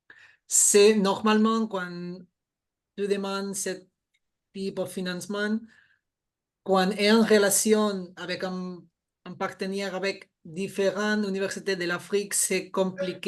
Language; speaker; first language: French; non-native, fluent; Catalan